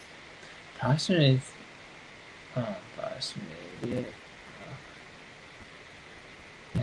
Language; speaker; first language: English; non-native, learner; Japanese